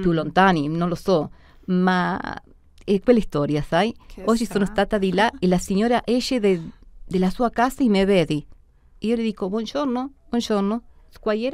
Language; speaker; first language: Italian; early bilingual, heritage; Spanish